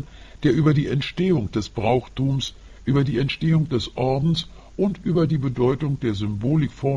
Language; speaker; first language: German; native; German